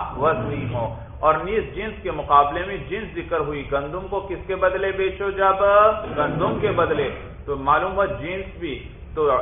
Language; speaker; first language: Urdu; native; Urdu